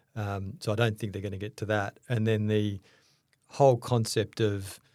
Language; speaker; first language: English; native; English